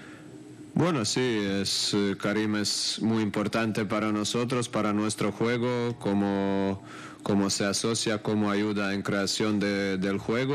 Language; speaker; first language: Spanish; non-native, fluent; Croatian